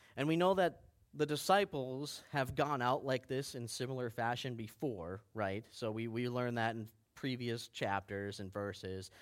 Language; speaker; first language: English; native; English